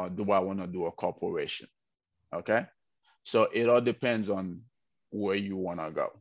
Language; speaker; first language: English; early bilingual, heritage; English